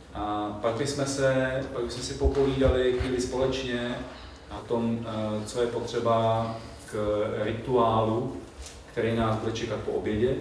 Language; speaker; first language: Czech; native; Czech